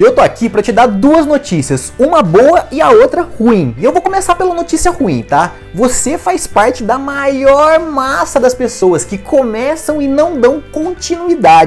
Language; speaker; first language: Portuguese; native; Portuguese